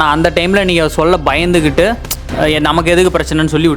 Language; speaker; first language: Tamil; native; Tamil